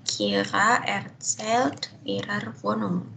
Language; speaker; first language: German; non-native, fluent; Indonesian